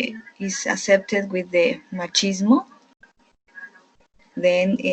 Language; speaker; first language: English; non-native, learner; Spanish